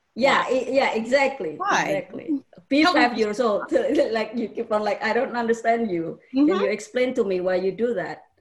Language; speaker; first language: English; non-native, fluent; Indonesian